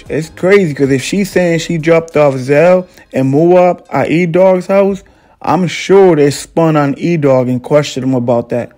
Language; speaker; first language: English; native; English